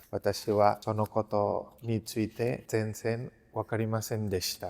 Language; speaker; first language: Japanese; non-native, learner; Spanish